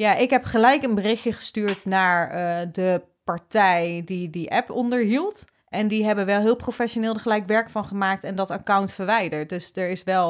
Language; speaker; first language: Dutch; native; Dutch